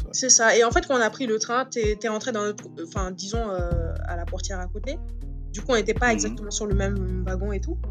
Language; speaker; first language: French; non-native, local second language; Wolof